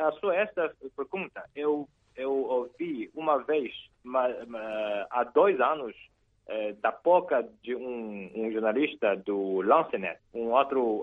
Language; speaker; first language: Portuguese; non-native, fluent; Chinese